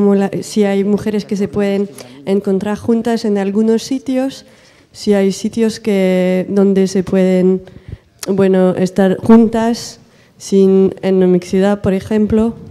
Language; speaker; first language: Spanish; non-native, learner; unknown